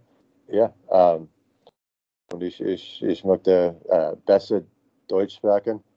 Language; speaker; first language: German; non-native, learner; English